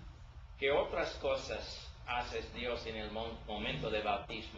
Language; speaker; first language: Spanish; non-native, learner; English